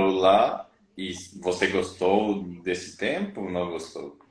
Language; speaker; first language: Portuguese; non-native, learner; Spanish